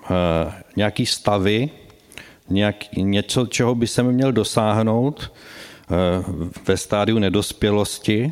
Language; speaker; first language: Czech; native; Czech